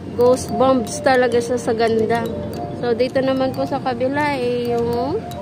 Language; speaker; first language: Filipino; native; Filipino